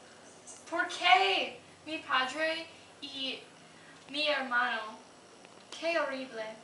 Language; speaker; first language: Spanish; non-native, learner; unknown